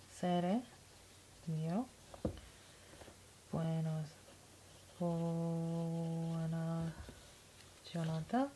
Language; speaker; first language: Italian; non-native, learner; English